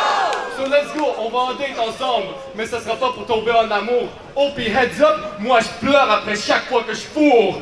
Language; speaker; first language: French; native; French